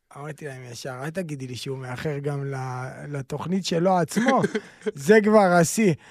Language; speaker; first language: Hebrew; native; Hebrew